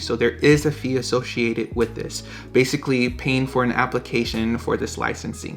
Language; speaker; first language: English; native; English